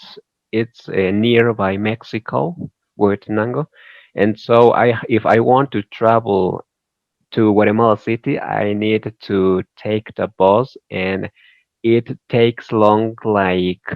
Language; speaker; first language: English; non-native, learner; Spanish